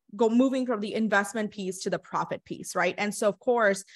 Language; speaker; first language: English; early bilingual, other home language; Hindi